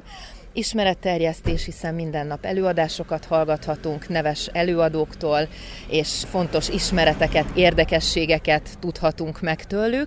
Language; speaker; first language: Hungarian; native; Hungarian